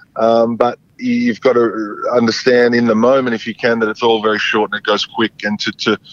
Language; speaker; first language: English; native; English